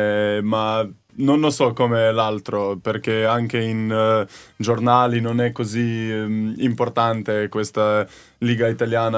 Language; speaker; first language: Italian; non-native, learner; Slovenian